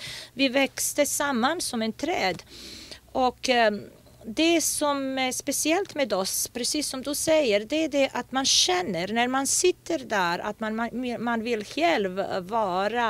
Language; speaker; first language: Swedish; non-native, fluent; Bosnian